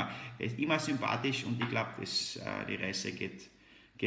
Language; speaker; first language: German; native; German